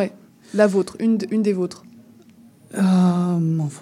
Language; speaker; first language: French; native; French